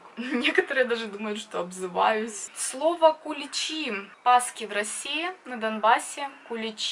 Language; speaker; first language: Russian; native; Russian